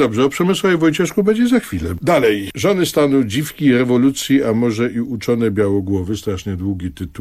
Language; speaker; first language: Polish; native; Polish